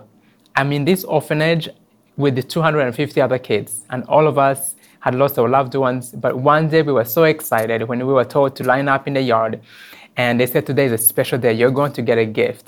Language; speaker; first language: English; non-native, local second language; Kinyarwanda